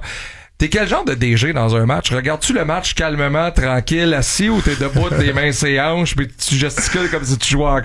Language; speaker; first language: French; native; French